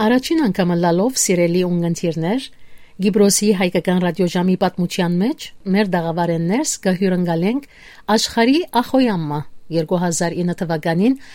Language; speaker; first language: Armenian; native; Armenian